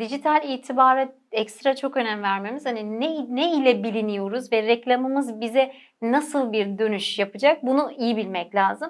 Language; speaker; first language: Turkish; native; Turkish